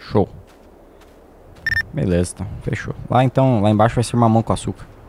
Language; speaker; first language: Portuguese; native; Portuguese